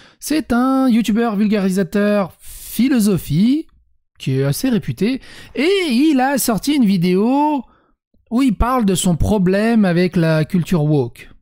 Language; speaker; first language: French; early bilingual, other home language; Serbian